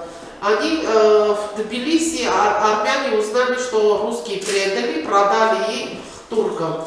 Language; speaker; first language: Russian; non-native, fluent; Armenian